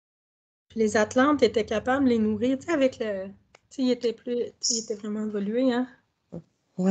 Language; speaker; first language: French; native; French